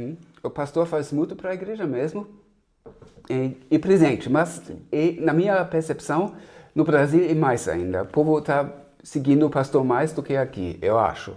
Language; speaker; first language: Portuguese; non-native, fluent; German